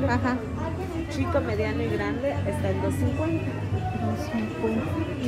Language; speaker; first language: Spanish; native; Spanish